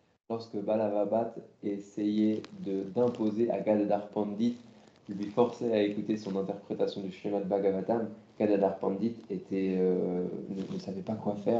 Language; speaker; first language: French; native; French